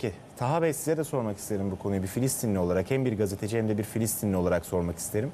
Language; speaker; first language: Turkish; native; Turkish